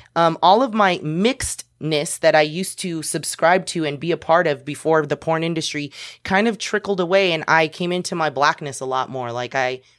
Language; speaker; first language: English; early bilingual, other home language; Spanish